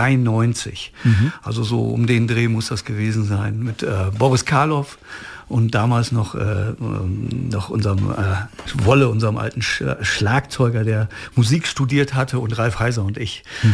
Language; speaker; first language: German; native; German